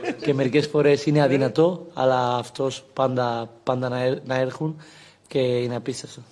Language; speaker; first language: Greek; non-native, learner; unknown